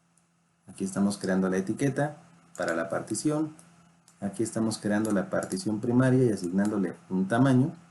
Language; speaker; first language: Spanish; native; Spanish